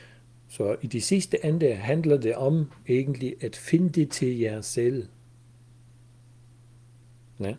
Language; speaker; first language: Danish; non-native, fluent; German